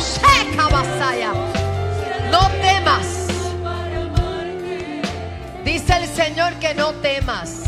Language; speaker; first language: Spanish; native; Spanish